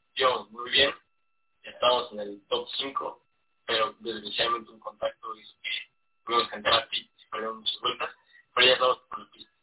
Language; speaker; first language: Spanish; native; Spanish